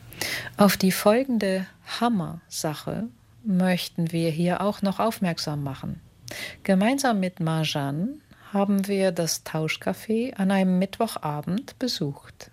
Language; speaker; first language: German; native; German